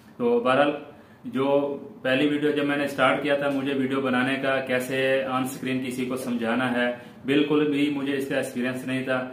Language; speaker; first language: Urdu; non-native, local second language; Saraiki